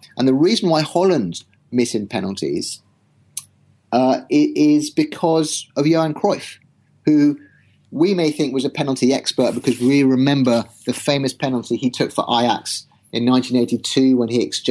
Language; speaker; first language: English; native; English